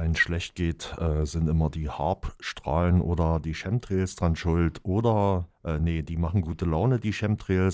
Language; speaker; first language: German; native; German